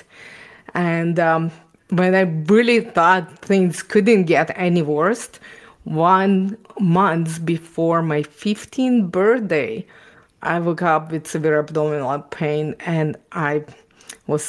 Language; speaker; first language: English; non-native, fluent; Ukrainian